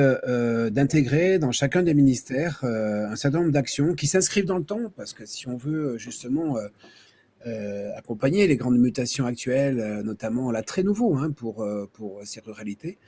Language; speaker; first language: French; native; French